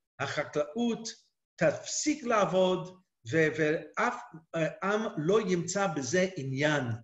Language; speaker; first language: Hebrew; native; Hebrew